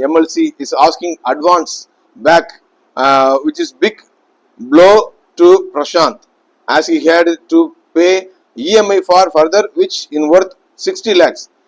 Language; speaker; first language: English; non-native, local second language; Tamil